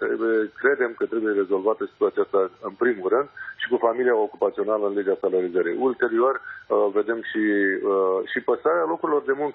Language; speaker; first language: Romanian; native; Romanian